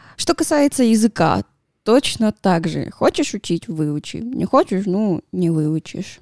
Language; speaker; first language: Russian; non-native, fluent; Spanish